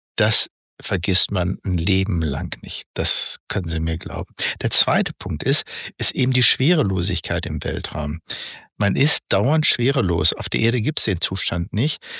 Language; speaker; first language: German; native; German